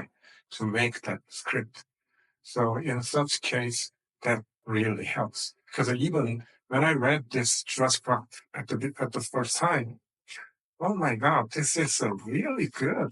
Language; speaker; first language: English; non-native, fluent; Korean